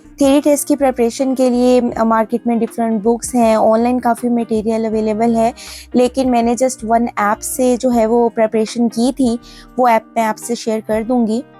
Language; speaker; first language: Urdu; native; Urdu